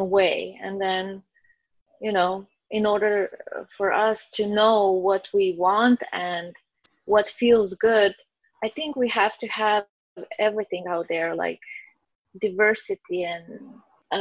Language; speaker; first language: English; non-native, fluent; Croatian